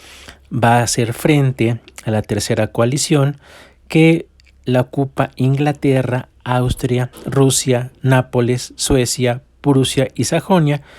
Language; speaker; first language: Spanish; native; Spanish